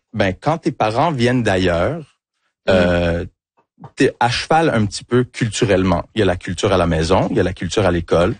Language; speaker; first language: French; early bilingual, heritage; French